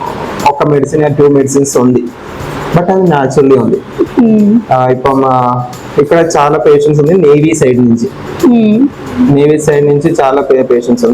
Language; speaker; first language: Telugu; non-native, learner; Malayalam